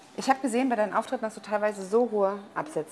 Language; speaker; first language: German; native; German